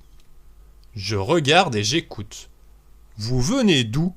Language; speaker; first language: French; native; French